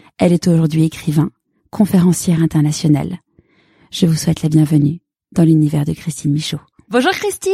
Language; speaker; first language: French; native; French